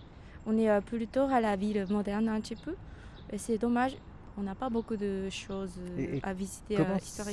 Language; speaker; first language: French; non-native, fluent; Japanese